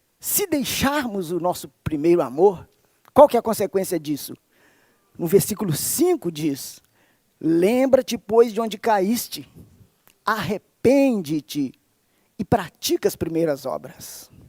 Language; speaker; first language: Portuguese; native; Portuguese